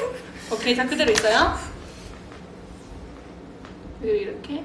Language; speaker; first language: Korean; native; Korean